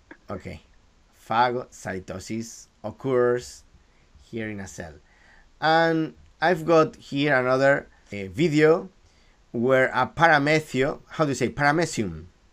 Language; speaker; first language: English; non-native, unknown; Galician